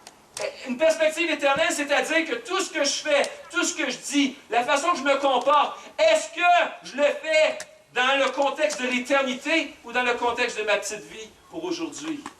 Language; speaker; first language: French; native; French